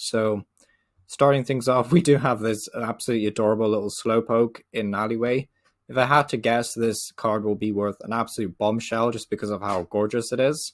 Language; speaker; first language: English; native; English